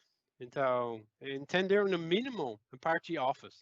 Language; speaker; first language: Portuguese; non-native, fluent; English